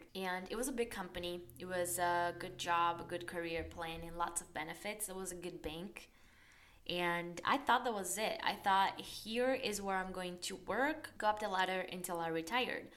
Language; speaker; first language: English; non-native, fluent; Portuguese